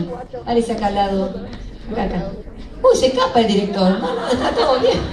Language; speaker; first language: Spanish; native; Spanish